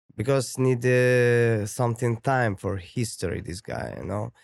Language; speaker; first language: English; non-native, learner; Ukrainian